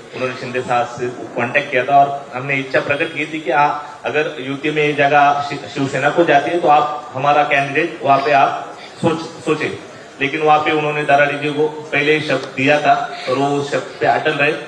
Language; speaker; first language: Hindi; non-native, local second language; Marathi